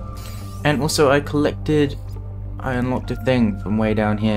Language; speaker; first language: English; native; English